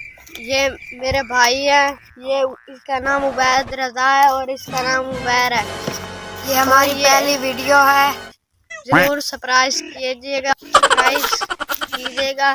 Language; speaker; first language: Hindi; non-native, local second language; Punjabi